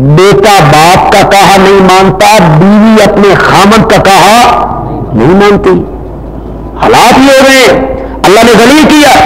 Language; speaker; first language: Urdu; non-native, local second language; Punjabi